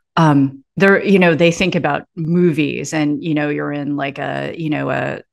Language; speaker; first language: English; native; English